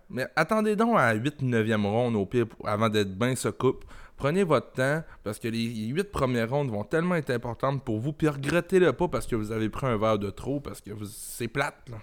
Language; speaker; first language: French; native; French